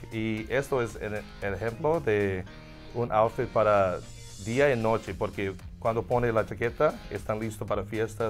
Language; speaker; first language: Spanish; non-native, learner; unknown